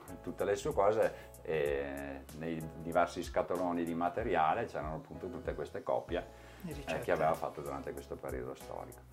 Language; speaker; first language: Italian; native; Italian